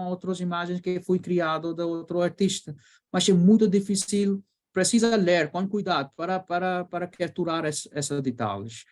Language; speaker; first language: Portuguese; non-native, learner; Bangla